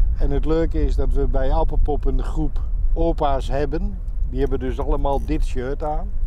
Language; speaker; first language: Dutch; native; Dutch